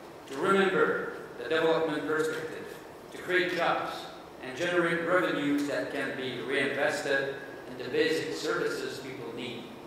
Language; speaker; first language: English; non-native, local second language; French